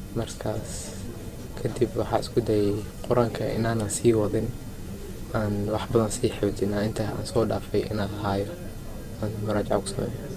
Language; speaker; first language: Somali; early bilingual, heritage; Somali